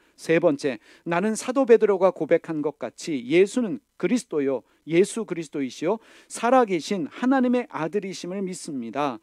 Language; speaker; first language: Korean; native; Korean